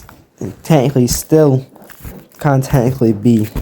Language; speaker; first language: English; native; English